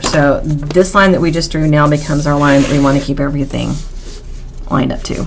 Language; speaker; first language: English; native; English